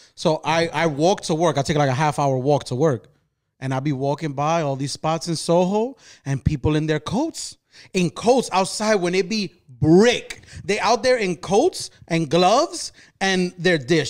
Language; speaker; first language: English; early bilingual, other home language; Spanish